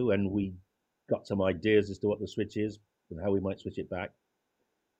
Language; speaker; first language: English; native; English